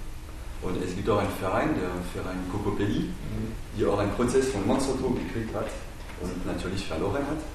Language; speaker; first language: German; non-native, fluent; French